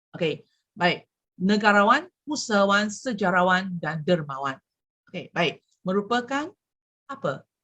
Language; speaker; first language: Malay; non-native, local second language; Chinese